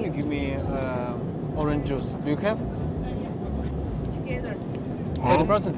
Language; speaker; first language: English; non-native, learner; Russian